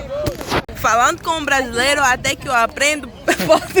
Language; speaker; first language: Portuguese; non-native, fluent; French